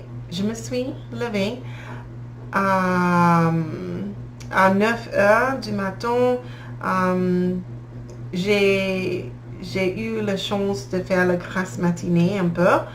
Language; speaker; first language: French; non-native, learner; English